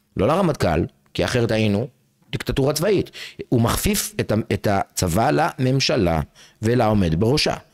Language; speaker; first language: Hebrew; native; Hebrew